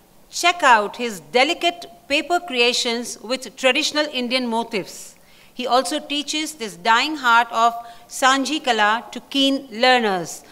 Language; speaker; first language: English; non-native, local second language; Marathi